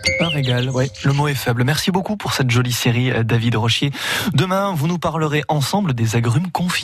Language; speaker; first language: French; native; French